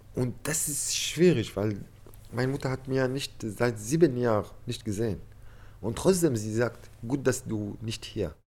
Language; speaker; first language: German; non-native, learner; Arabic